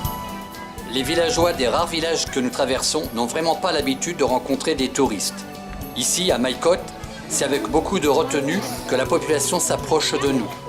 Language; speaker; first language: French; native; French